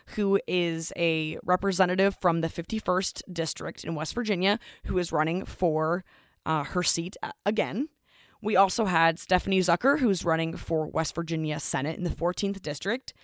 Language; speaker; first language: English; native; English